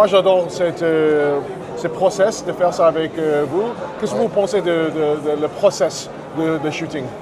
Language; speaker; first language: French; non-native, learner; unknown